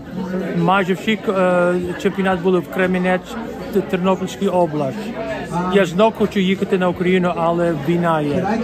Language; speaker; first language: Ukrainian; early bilingual, heritage; Ukrainian